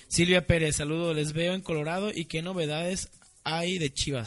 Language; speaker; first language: Spanish; native; Spanish